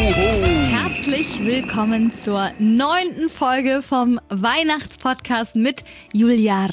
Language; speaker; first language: German; native; German